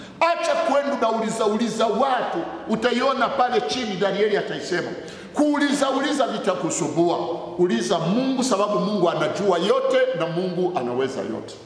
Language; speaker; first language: Swahili; native; Swahili